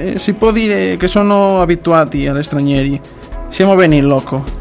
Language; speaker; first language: Italian; non-native, learner; Spanish